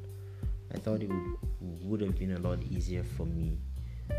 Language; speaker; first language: English; non-native, local second language; Yoruba